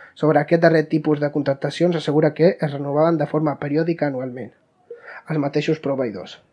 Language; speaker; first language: Catalan; non-native, local second language; Spanish